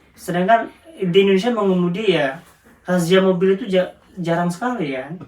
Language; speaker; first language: Indonesian; native; Indonesian